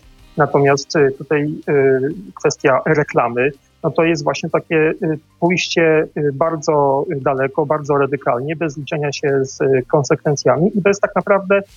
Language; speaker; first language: Polish; native; Polish